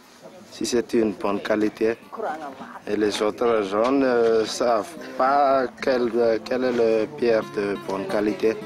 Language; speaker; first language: French; non-native, local second language; Malagasy